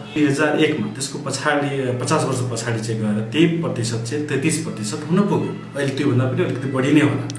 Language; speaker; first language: Nepali; non-native, local second language; Maithili